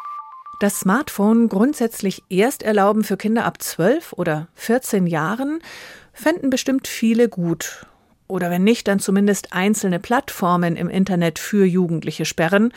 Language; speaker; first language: German; native; German